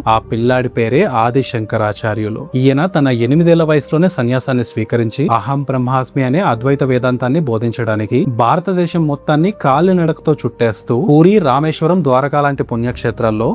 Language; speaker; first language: Telugu; native; Telugu